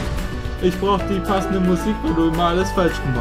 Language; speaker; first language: German; native; German